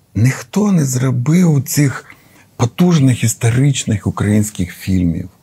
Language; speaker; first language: Ukrainian; native; Ukrainian